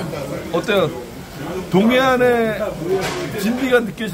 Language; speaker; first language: Korean; native; Korean